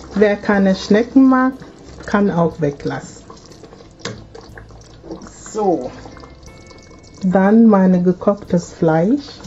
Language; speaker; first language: German; non-native, fluent; Akan